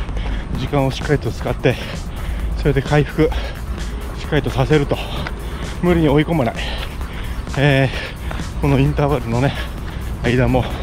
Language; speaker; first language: Japanese; native; Japanese